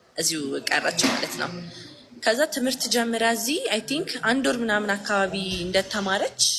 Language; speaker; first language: Amharic; native; Amharic